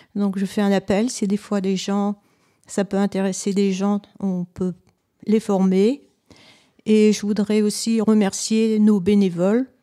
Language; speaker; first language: French; native; French